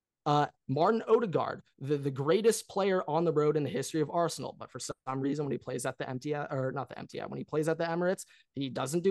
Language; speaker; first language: English; native; English